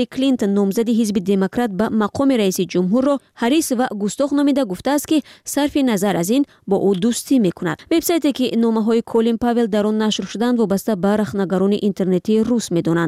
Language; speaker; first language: Persian; native; Persian